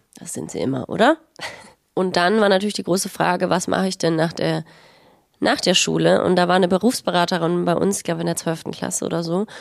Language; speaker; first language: German; native; German